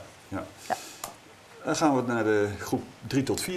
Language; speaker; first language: Dutch; native; Dutch